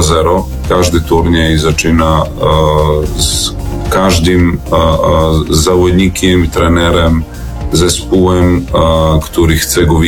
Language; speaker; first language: Polish; non-native, fluent; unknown